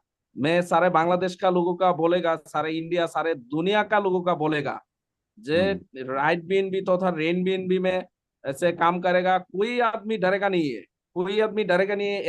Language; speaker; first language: Hindi; non-native, learner; Bangla